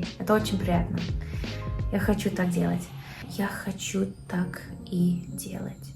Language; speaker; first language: Russian; non-native, learner; English